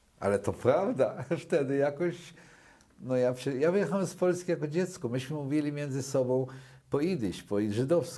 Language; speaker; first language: Polish; early bilingual, other home language; Yiddish